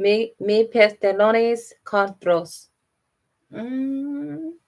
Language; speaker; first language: Spanish; non-native, learner; English